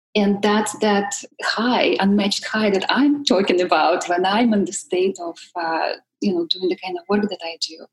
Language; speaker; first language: English; non-native, fluent; Russian